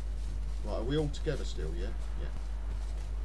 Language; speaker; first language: English; native; English